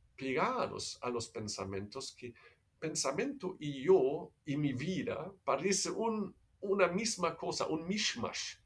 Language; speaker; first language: Spanish; non-native, fluent; German